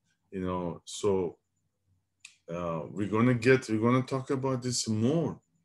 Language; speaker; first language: English; non-native, fluent; Persian